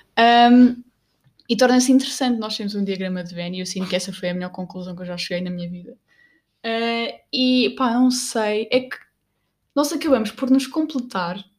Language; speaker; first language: Portuguese; native; Portuguese